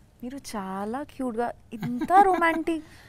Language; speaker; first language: Telugu; non-native, learner; Bangla